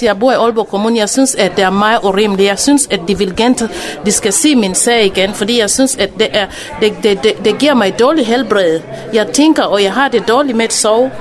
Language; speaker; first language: Danish; non-native, fluent; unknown